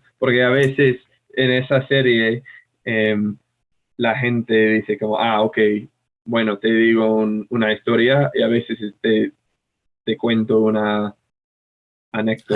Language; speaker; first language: Spanish; non-native, fluent; English